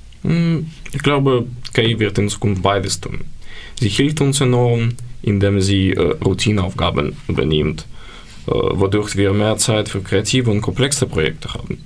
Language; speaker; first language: German; non-native, fluent; Ukrainian